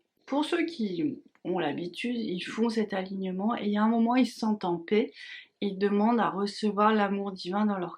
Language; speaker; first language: French; native; French